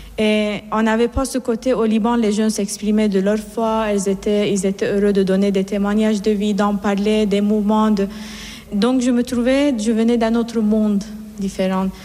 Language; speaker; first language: French; non-native, fluent; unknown